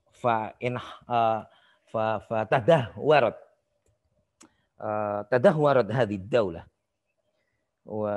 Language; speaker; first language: Arabic; non-native, fluent; Indonesian